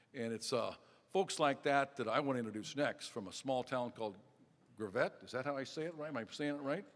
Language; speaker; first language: English; native; English